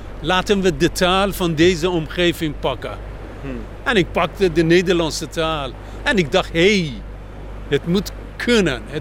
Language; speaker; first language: Dutch; non-native, fluent; Persian